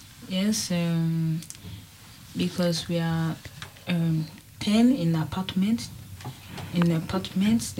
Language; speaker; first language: English; non-native, local second language; Bini